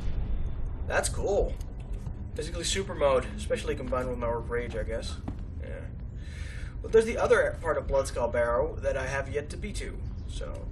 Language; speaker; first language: English; native; English